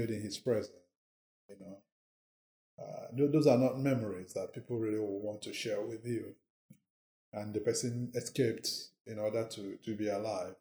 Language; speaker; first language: English; non-native, local second language; Igbo